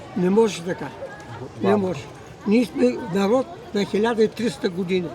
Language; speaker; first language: Bulgarian; native; Bulgarian